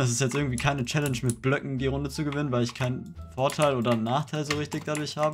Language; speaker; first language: German; native; German